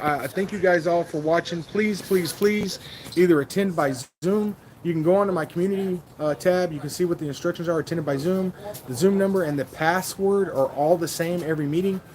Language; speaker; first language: English; native; English